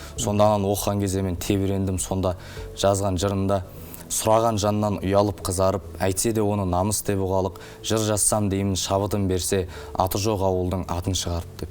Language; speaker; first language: Kazakh; native; Kazakh